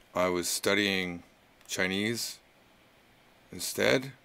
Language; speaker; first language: English; native; English